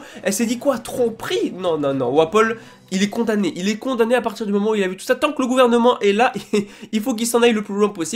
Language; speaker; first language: French; native; French